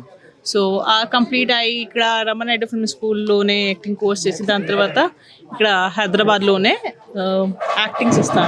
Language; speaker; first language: Telugu; non-native, learner; Hindi